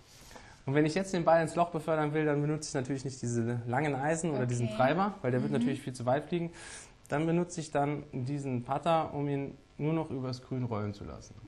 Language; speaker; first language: German; native; German